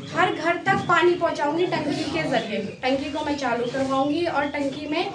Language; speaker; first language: Hindi; native; Hindi